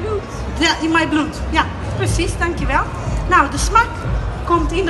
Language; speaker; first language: Dutch; non-native, learner; Italian